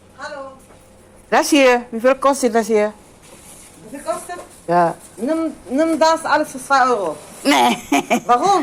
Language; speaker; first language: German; non-native, learner; Filipino